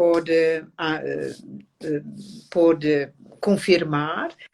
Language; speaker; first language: Portuguese; non-native, fluent; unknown